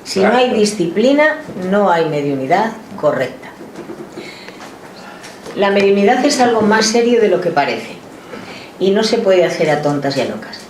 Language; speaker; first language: Spanish; native; Spanish